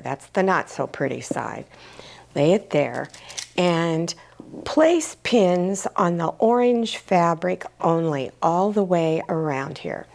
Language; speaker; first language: English; native; English